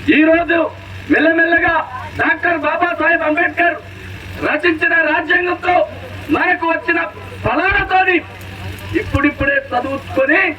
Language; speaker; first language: Telugu; non-native, local second language; Lambadi